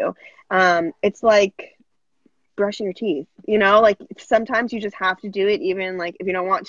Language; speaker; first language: English; native; English